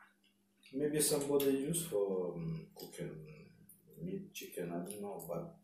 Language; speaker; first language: English; non-native, learner; Russian